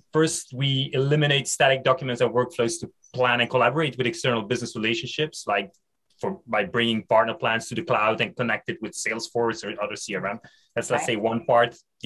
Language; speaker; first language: English; non-native, fluent; Dutch